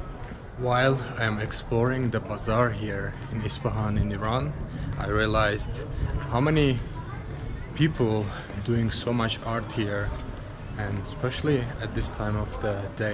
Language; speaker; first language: English; non-native, fluent; Azerbaijani